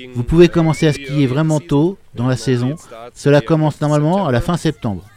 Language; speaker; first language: French; non-native, fluent; German